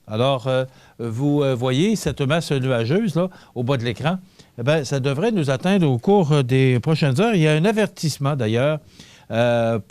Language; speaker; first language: French; native; French